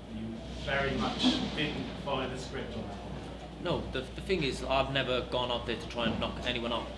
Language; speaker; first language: English; native; English